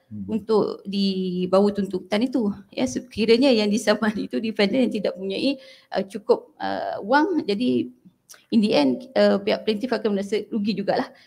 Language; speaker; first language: Malay; native; Malay